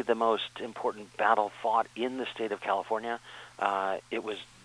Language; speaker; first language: English; native; English